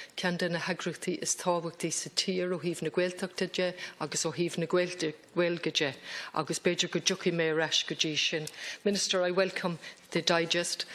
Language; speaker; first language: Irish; non-native, local second language; English